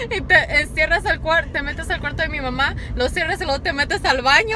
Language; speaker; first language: Spanish; early bilingual, heritage; Spanish